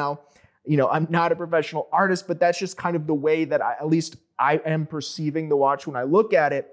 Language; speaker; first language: English; native; English